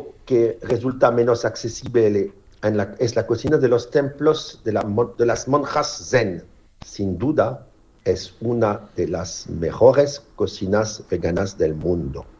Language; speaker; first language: Spanish; non-native, fluent; Italian